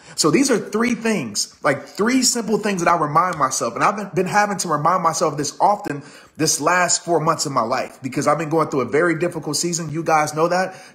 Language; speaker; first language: English; native; English